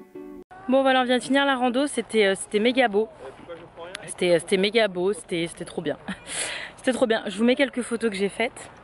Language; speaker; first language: French; native; French